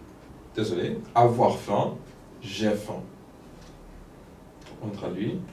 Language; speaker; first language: French; non-native, fluent; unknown